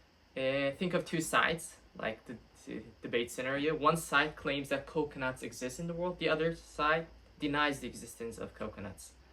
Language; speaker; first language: English; non-native, fluent; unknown